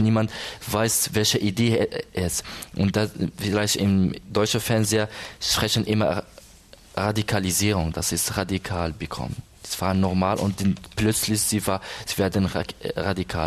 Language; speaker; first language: German; non-native, learner; Arabic